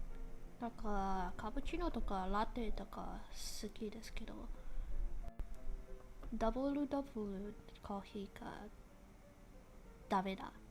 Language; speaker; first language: Japanese; non-native, learner; English